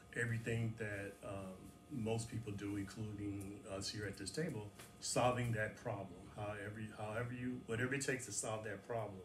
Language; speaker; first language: English; native; English